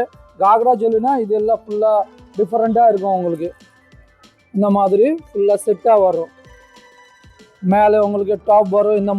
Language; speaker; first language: Tamil; native; Tamil